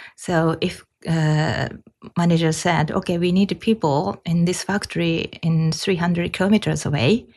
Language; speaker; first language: English; non-native, fluent; Japanese